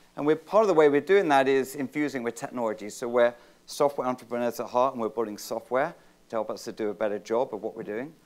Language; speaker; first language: English; native; English